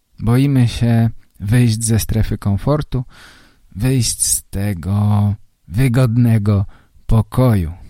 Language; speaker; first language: Polish; native; Polish